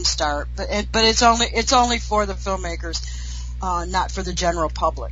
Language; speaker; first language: English; native; English